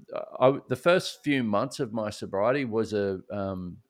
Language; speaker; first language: English; native; English